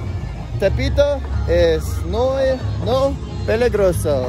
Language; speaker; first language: Spanish; non-native, learner; English